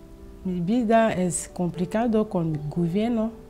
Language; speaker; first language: Spanish; non-native, learner; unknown